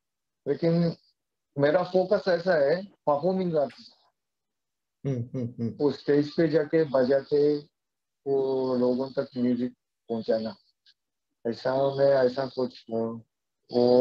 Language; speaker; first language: Hindi; non-native, fluent; Japanese